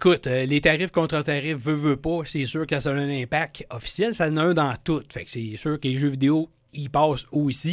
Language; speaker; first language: French; native; French